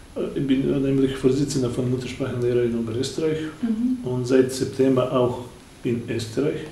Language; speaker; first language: German; non-native, fluent; Bosnian